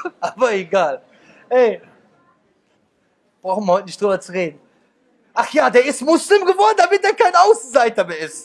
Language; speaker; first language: German; native; German